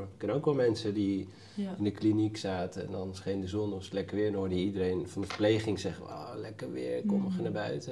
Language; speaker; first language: Dutch; native; Dutch